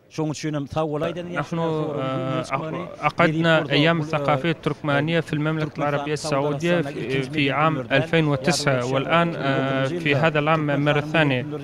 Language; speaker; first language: Arabic; non-native, learner; Turkmen